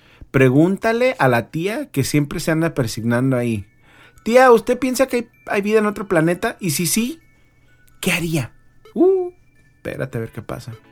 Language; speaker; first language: Spanish; early bilingual, heritage; Spanish